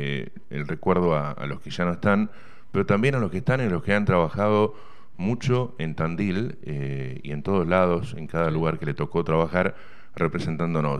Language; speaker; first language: Spanish; native; Spanish